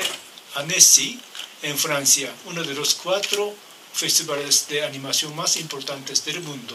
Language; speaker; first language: Spanish; non-native, learner; Japanese